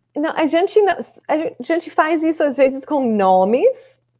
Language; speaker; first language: Portuguese; non-native, fluent; English